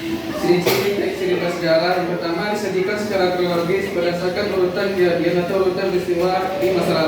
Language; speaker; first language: Indonesian; native; Indonesian